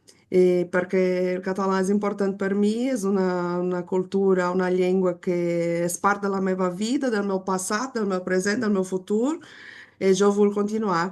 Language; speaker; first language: Catalan; non-native, fluent; Portuguese